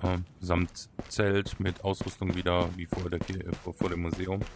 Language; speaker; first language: German; native; German